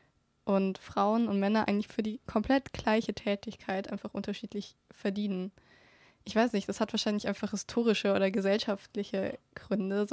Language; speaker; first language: German; native; German